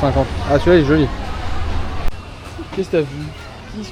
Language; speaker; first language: French; native; French